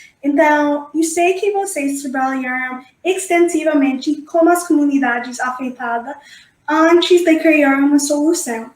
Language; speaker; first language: Portuguese; non-native, fluent; English